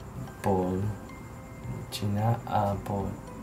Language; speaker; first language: Slovak; non-native, learner; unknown